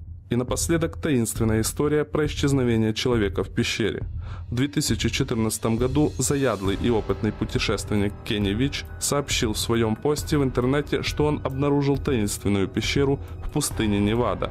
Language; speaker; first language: Russian; native; Russian